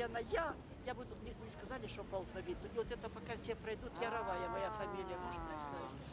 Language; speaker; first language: Russian; native; Russian